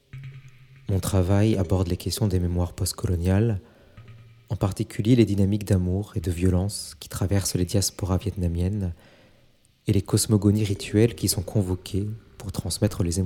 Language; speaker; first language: French; native; French